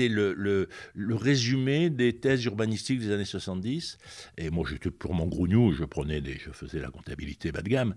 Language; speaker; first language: French; native; French